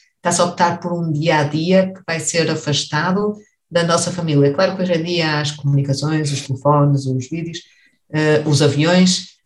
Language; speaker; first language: Portuguese; native; Portuguese